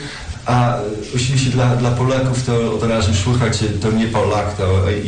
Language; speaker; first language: Polish; non-native, learner; Dutch